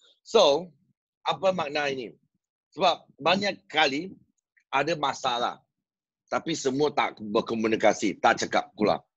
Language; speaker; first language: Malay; non-native, local second language; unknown